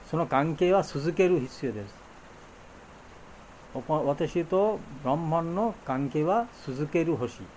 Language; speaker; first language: Japanese; non-native, fluent; Bangla